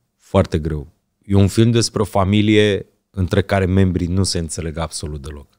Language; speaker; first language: Romanian; native; Romanian